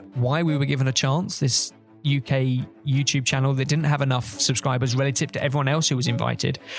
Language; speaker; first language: English; native; English